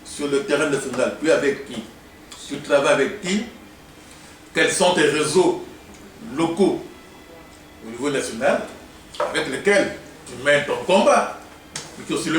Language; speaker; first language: French; non-native, local second language; Lingala